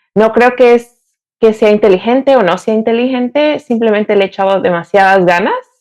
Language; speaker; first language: Spanish; early bilingual, heritage; Spanish